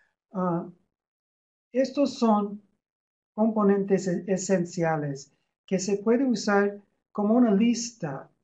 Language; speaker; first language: Spanish; non-native, fluent; English